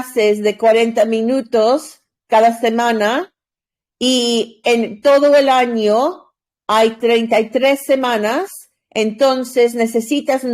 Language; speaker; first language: Spanish; non-native, learner; English